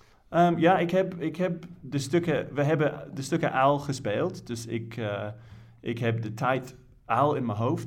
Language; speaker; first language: Dutch; non-native, fluent; English